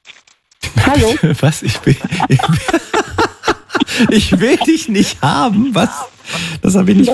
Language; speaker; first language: German; native; German